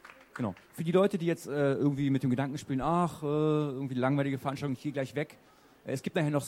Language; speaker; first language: German; native; German